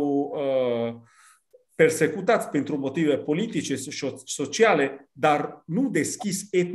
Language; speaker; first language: Romanian; non-native, fluent; Italian